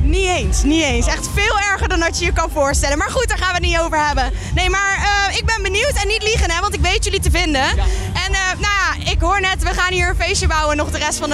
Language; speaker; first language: Dutch; native; Dutch